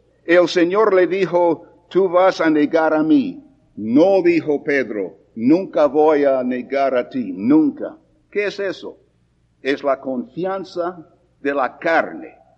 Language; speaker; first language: Spanish; non-native, fluent; English